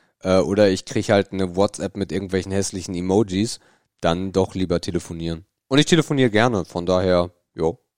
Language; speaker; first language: German; native; German